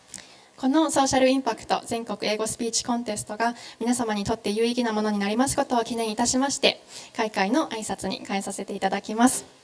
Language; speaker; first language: Japanese; native; Japanese